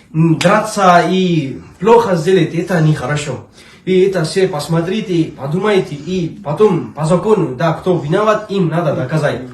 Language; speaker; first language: Russian; non-native, learner; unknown